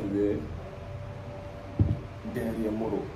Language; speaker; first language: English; non-native, learner; French